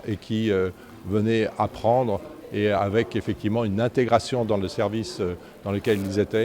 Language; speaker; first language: French; native; French